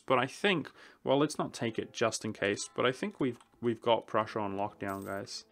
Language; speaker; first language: English; native; English